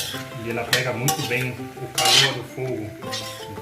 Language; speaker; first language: Portuguese; non-native, learner; German